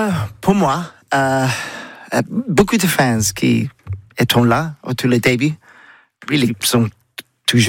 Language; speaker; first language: French; non-native, learner; English